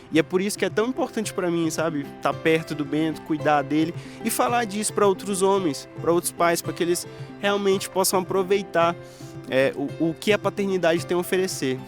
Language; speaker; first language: Portuguese; native; Portuguese